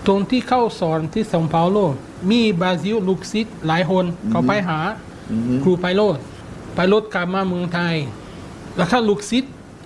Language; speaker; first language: Thai; non-native, fluent; Portuguese